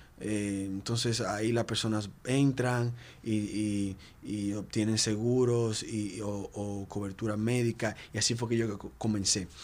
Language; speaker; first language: Spanish; native; Spanish